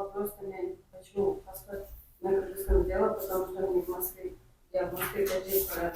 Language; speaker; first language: Russian; non-native, local second language; Kyrgyz